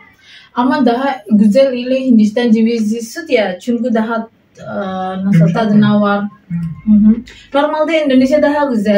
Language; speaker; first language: Turkish; non-native, learner; Indonesian